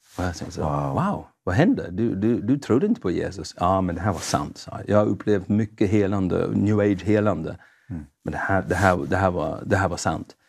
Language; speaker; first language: Swedish; non-native, fluent; English